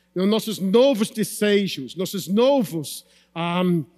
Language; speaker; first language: Portuguese; non-native, fluent; English